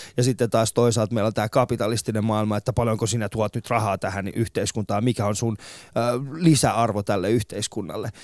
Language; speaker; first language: Finnish; early bilingual, other home language; Persian